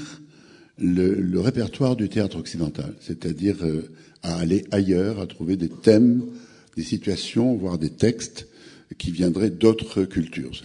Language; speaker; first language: French; native; French